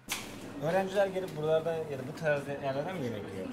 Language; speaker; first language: Turkish; native; Turkish